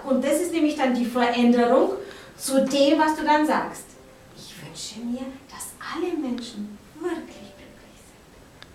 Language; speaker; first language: German; native; German